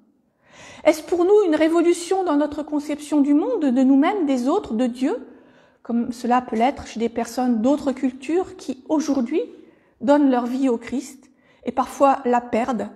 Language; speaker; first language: French; native; French